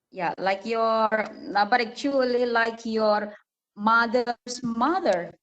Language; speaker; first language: English; non-native, fluent; Indonesian